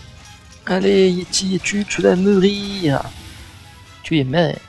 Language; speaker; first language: French; native; French